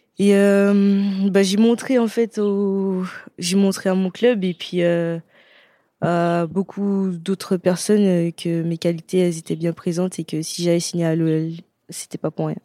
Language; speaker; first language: French; native; French